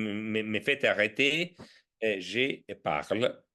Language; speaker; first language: French; non-native, fluent; Italian